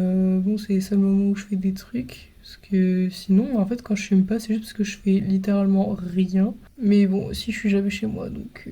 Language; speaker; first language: French; native; French